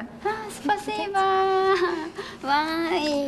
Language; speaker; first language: Russian; non-native, learner; Japanese